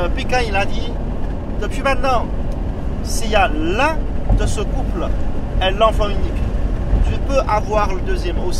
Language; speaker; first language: French; non-native, fluent; Chinese